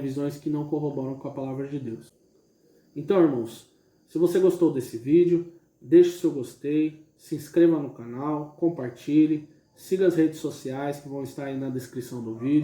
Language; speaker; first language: Portuguese; native; Portuguese